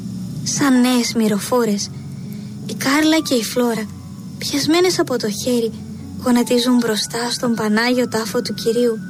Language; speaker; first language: Greek; native; Greek